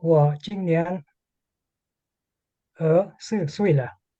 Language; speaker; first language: Chinese; non-native, learner; English